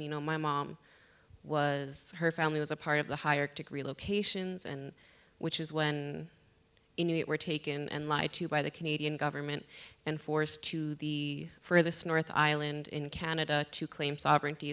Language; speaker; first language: English; native; English